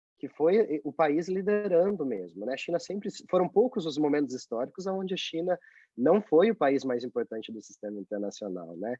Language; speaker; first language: Portuguese; native; Portuguese